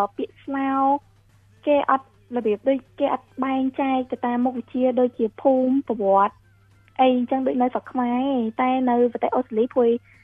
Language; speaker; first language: Khmer; early bilingual, heritage; Khmer